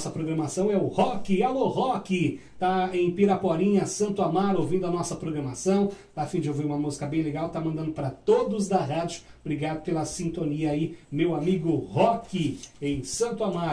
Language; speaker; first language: Portuguese; native; Portuguese